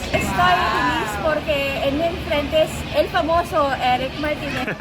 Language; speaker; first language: Spanish; non-native, learner; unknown